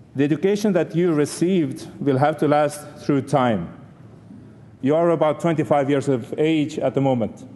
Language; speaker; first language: English; non-native, fluent; Estonian